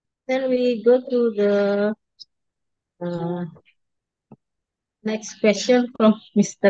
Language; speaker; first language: English; non-native, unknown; Indonesian